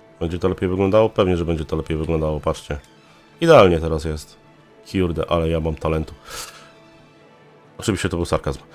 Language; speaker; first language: Polish; native; Polish